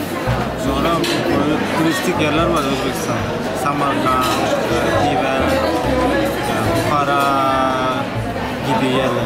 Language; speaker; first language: Turkish; non-native, learner; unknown